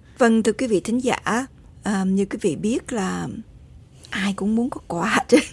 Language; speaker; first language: Vietnamese; native; Vietnamese